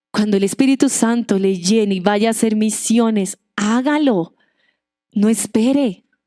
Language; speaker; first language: Spanish; non-native, local second language; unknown